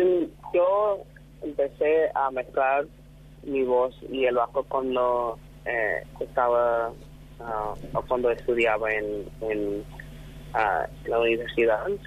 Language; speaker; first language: Spanish; non-native, fluent; English